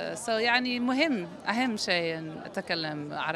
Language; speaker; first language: Arabic; non-native, learner; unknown